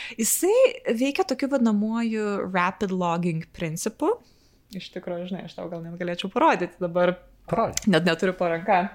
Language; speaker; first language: Lithuanian; native; Lithuanian